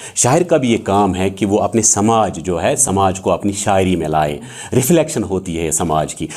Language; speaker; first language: Urdu; non-native, local second language; Kashmiri